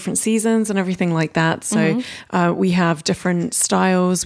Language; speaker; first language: English; native; English